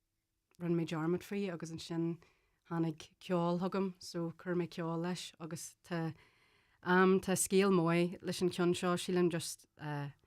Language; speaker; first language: Irish; non-native, local second language; English